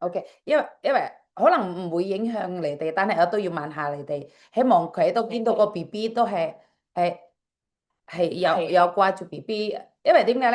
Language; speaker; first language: Cantonese; non-native, fluent; Javanese